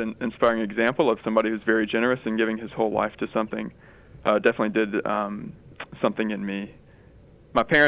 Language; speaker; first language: English; native; English